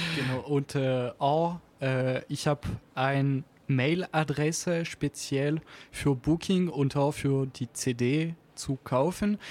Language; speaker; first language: German; non-native, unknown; French